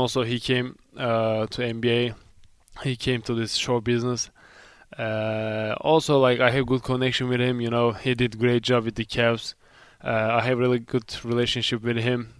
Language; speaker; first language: English; non-native, fluent; Turkish